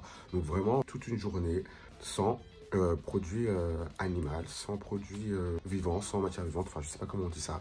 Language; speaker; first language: French; native; French